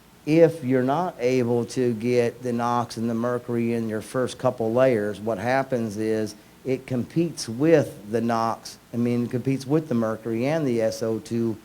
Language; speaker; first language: English; native; English